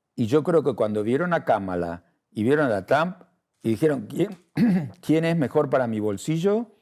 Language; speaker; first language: Spanish; native; Spanish